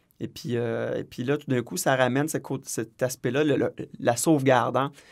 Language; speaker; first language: French; native; French